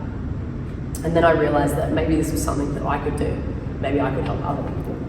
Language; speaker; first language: English; native; English